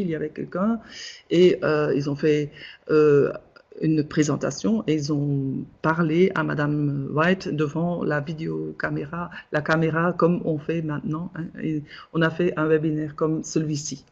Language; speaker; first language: French; non-native, local second language; Dutch